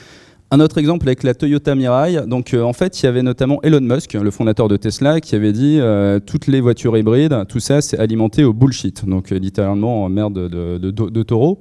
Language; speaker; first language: French; native; French